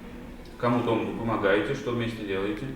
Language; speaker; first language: Russian; native; Russian